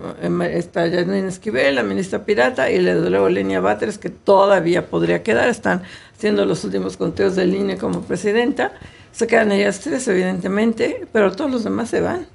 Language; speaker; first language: Spanish; native; Spanish